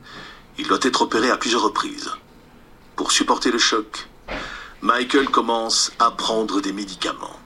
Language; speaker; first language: French; native; French